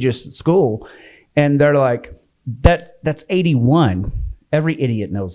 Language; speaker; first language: English; native; English